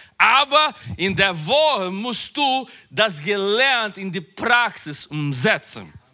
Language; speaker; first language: German; non-native, learner; Portuguese